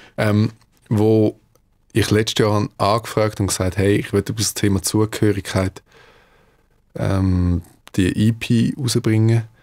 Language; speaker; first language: German; early bilingual, other home language; Dutch